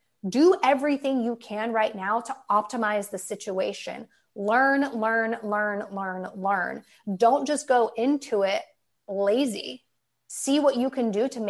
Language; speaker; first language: English; native; English